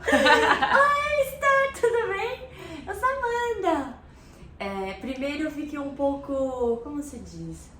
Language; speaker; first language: Portuguese; early bilingual, other home language; Korean